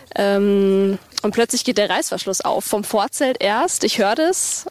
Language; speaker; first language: German; native; German